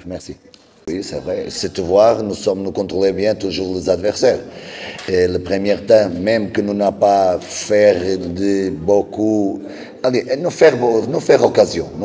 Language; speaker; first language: French; non-native, learner; Portuguese